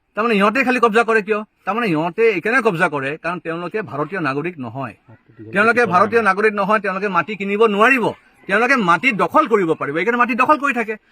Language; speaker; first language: Assamese; non-native, local second language; Bangla